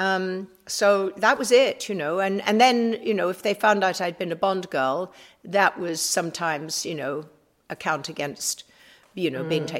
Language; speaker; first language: English; native; English